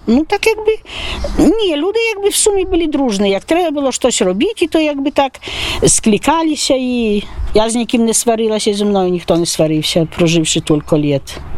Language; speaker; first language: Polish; non-native, local second language; Belarusian